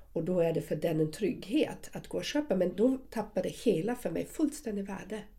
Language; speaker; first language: Swedish; non-native, fluent; German